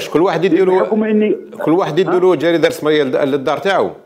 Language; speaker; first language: Arabic; native; Arabic